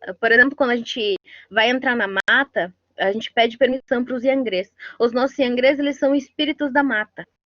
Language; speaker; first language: Portuguese; non-native, local second language; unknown